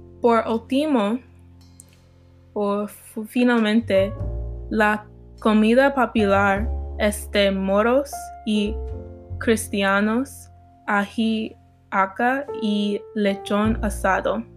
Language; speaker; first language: Spanish; non-native, learner; English